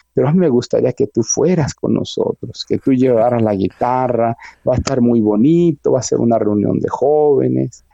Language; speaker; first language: Spanish; native; Spanish